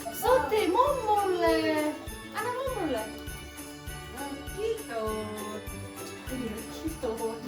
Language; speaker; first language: Finnish; non-native, learner; Thai